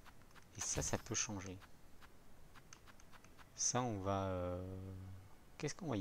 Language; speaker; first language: French; native; French